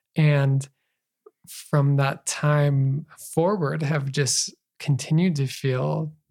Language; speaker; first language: English; native; English